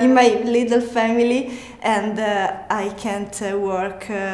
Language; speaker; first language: English; non-native, learner; Italian